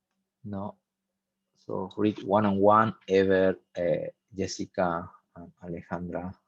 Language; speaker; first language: English; non-native, fluent; Spanish